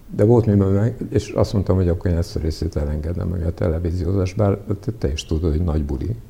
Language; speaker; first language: Hungarian; early bilingual, other home language; Serbian